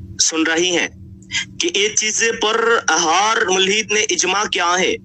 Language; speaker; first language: Urdu; non-native, learner; Bangla